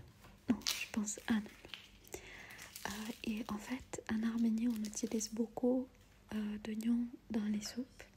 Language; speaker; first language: French; non-native, fluent; Armenian